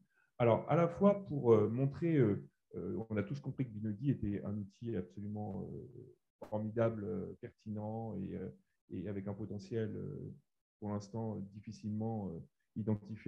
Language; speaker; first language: French; native; French